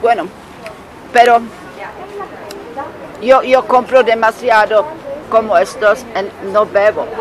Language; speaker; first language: Spanish; non-native, learner; English